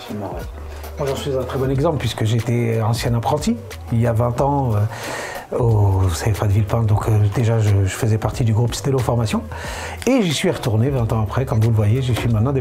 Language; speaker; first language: French; native; French